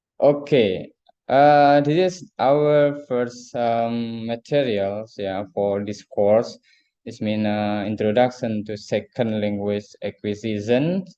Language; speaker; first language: English; non-native, fluent; Indonesian